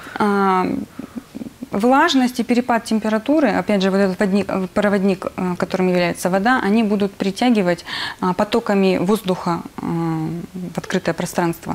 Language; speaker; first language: Russian; native; Russian